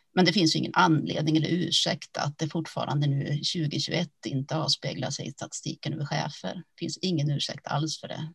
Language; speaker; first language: Swedish; early bilingual, other home language; Finnish